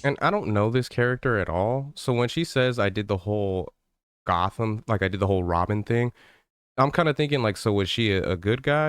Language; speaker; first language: English; native; English